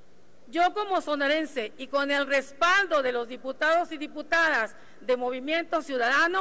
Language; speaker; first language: Spanish; native; Spanish